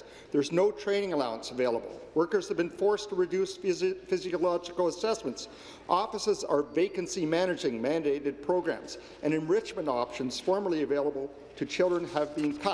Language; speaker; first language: English; native; English